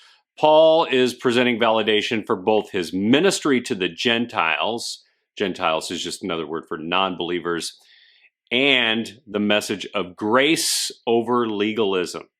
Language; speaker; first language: English; native; English